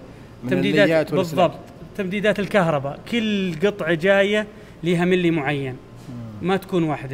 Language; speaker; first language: Arabic; native; Arabic